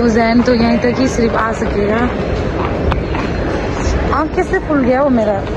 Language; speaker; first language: Hindi; non-native, local second language; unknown